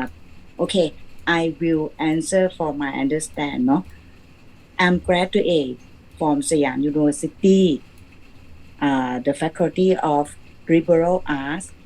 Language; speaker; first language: English; non-native, learner; Thai